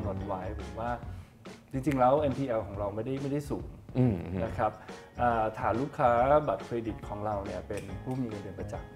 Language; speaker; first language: Thai; native; Thai